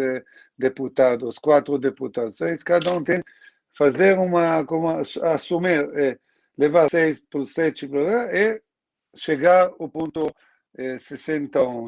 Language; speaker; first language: Portuguese; non-native, learner; Hebrew